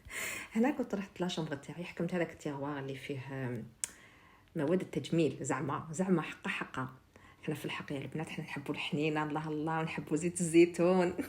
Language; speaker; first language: Arabic; native; Arabic